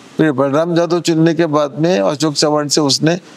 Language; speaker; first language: Hindi; non-native, local second language; Marathi